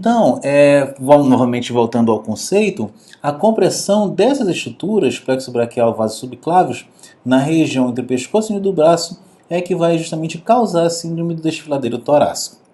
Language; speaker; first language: Portuguese; native; Portuguese